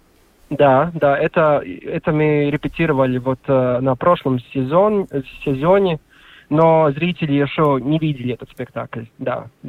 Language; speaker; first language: Russian; non-native, local second language; Latvian